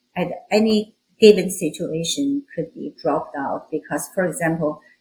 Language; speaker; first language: English; non-native, fluent; Chinese